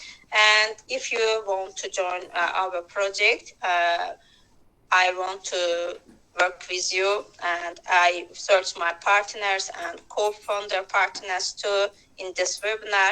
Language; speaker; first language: English; non-native, learner; Azerbaijani